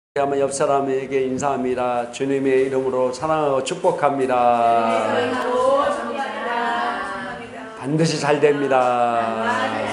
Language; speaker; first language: Korean; native; Korean